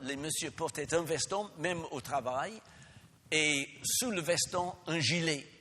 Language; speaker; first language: French; non-native, fluent; English